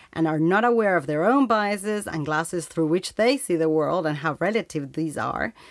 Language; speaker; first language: English; non-native, fluent; Spanish